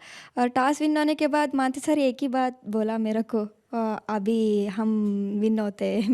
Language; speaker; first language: Hindi; non-native, local second language; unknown